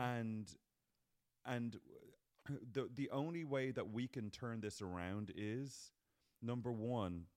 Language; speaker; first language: English; native; English